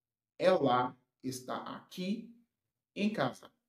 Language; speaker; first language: Portuguese; non-native, fluent; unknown